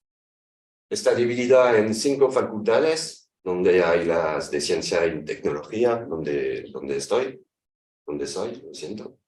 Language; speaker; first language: Spanish; non-native, fluent; French